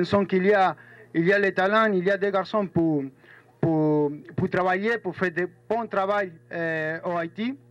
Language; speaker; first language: French; non-native, fluent; Spanish